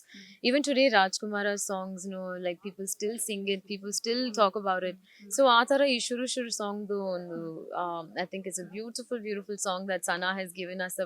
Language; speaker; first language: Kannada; non-native, learner; Tamil